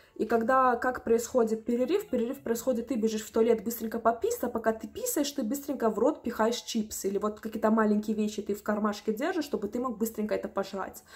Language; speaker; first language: Russian; native; Russian